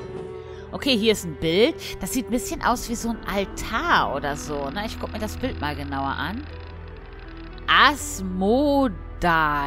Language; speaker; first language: German; native; German